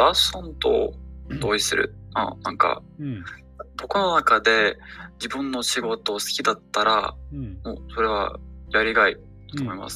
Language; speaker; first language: Japanese; non-native, learner; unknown